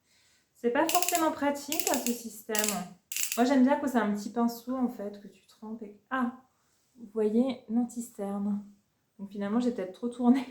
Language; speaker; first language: French; native; French